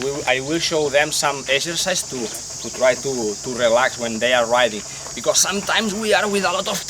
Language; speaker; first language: English; non-native, fluent; Spanish